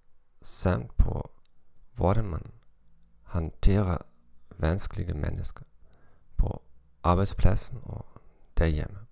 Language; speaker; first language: Danish; non-native, fluent; German